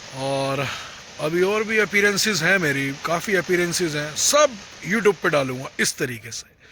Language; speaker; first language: Hindi; native; Hindi